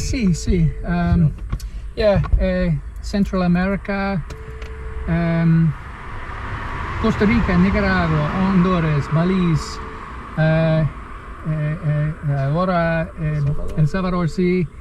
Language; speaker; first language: Spanish; non-native, learner; English